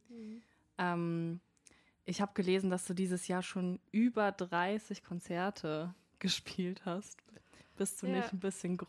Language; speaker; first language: German; native; German